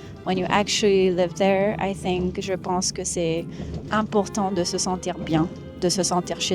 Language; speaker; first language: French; non-native, fluent; English